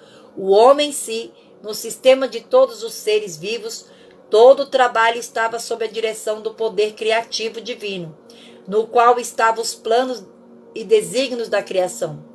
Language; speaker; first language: Portuguese; native; Portuguese